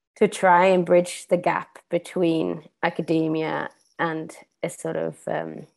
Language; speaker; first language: English; non-native, fluent; Swedish